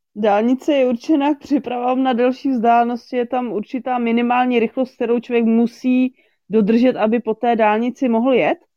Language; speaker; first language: Czech; native; Czech